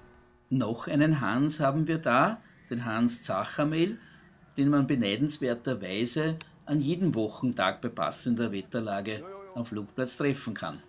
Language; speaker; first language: German; native; German